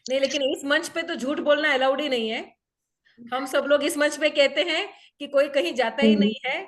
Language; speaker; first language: Hindi; non-native, local second language; Gujarati